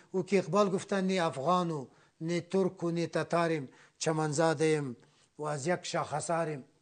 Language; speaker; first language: Persian; non-native, local second language; Pashto